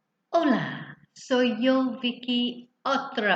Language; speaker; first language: Spanish; non-native, fluent; English